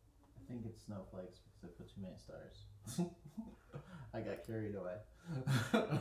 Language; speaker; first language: English; native; English